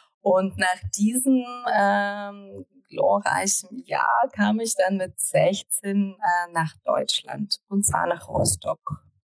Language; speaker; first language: German; early bilingual, other home language; Russian